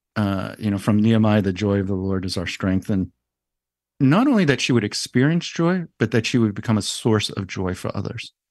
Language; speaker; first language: English; native; English